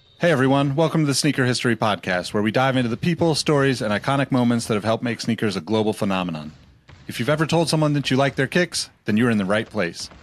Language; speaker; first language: English; native; English